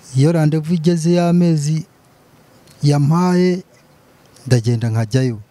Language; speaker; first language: Kinyarwanda; native; Kinyarwanda